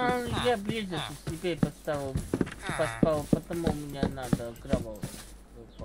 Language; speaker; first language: Russian; non-native, learner; English